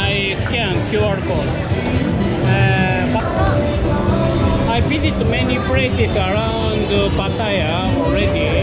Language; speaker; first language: English; non-native, learner; Japanese